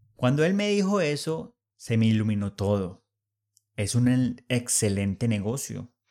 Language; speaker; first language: Spanish; native; Spanish